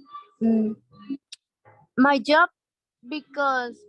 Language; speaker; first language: English; non-native, learner; Spanish